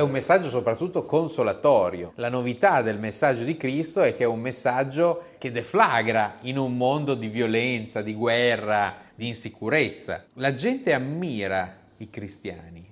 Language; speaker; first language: Italian; native; Italian